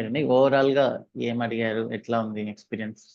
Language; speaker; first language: Telugu; native; Telugu